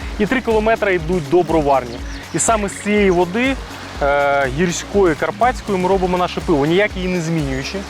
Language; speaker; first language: Ukrainian; native; Ukrainian